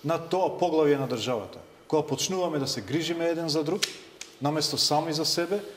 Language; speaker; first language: Macedonian; non-native, local second language; Albanian